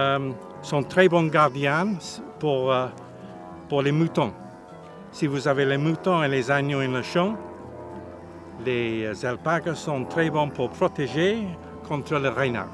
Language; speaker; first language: French; non-native, learner; English